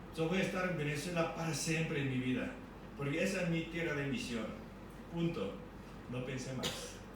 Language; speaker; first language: Spanish; non-native, fluent; Korean